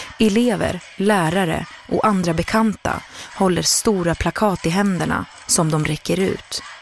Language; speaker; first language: Swedish; native; Swedish